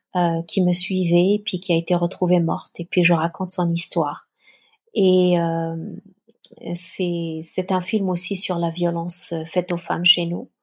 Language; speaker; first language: French; non-native, local second language; Kabyle